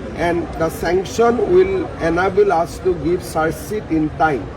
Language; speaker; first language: English; non-native, local second language; Assamese